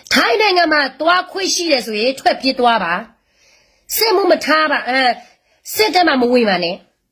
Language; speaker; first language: Burmese; non-native, local second language; S'gaw Karen